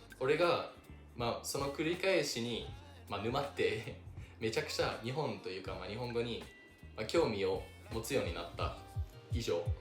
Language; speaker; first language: Japanese; non-native, fluent; English